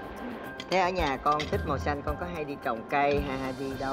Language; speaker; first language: Vietnamese; native; Vietnamese